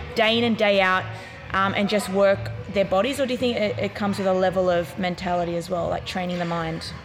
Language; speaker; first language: English; native; English